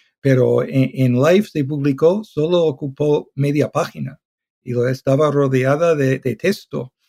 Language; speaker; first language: Spanish; non-native, fluent; English